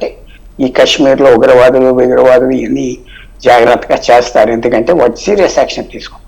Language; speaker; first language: Telugu; native; Telugu